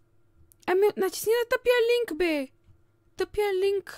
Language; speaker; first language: Bulgarian; native; Bulgarian